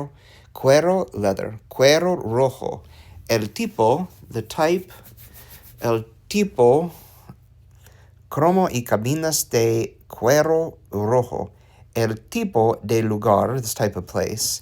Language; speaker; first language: Spanish; non-native, learner; English